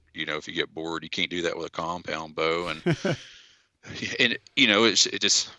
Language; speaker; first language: English; native; English